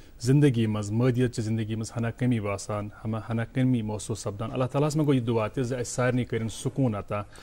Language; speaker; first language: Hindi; non-native, local second language; Kashmiri